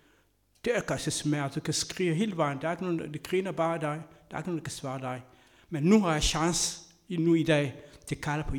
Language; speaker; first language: Danish; non-native, fluent; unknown